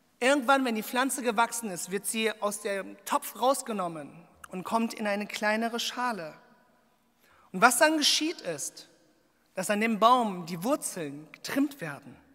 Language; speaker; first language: German; early bilingual, other home language; Korean